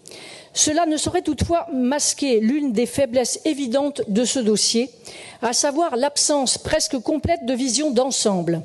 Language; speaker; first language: French; native; French